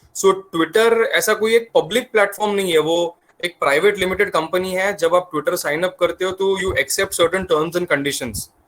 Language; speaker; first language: Hindi; non-native, local second language; Marathi